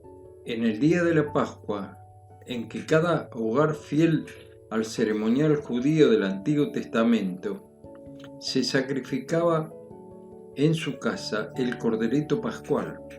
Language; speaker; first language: Spanish; native; Spanish